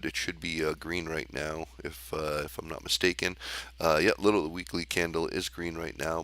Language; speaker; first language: English; native; English